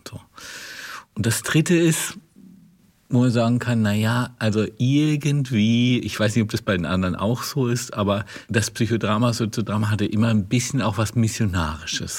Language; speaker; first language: German; native; German